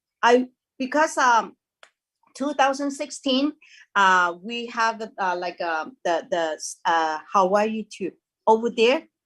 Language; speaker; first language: English; non-native, learner; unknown